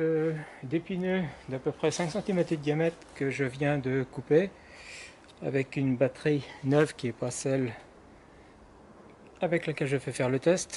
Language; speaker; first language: French; native; French